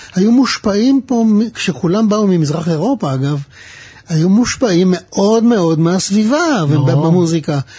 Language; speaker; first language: Hebrew; native; Hebrew